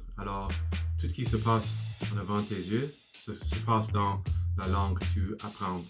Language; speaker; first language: French; non-native, learner; English